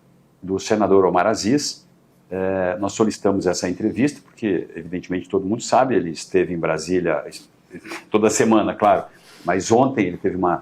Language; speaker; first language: Portuguese; native; Portuguese